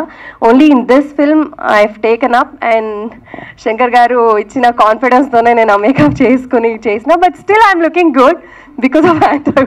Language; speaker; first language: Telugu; non-native, local second language; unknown